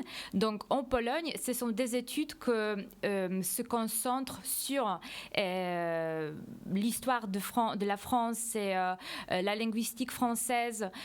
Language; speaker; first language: French; non-native, fluent; Polish